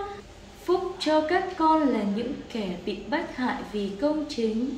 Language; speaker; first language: Vietnamese; native; Vietnamese